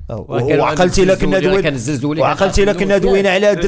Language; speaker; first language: Arabic; native; Arabic